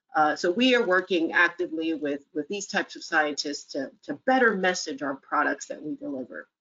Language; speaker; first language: English; native; English